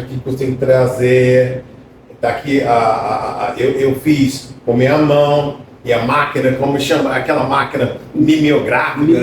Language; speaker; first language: Portuguese; non-native, fluent; English